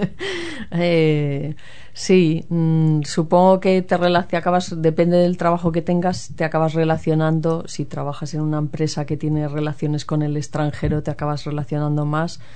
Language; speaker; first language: Spanish; native; Spanish